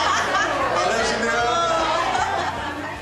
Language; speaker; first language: Portuguese; native; Portuguese